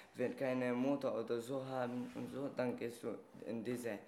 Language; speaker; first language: German; non-native, fluent; Arabic